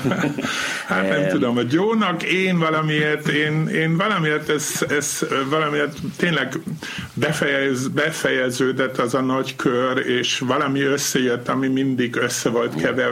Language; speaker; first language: Hungarian; non-native, fluent; German